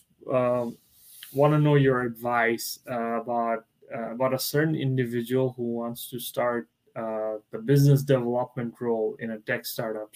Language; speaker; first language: English; non-native, local second language; Bangla